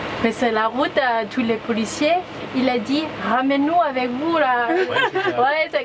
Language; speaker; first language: French; non-native, learner; Thai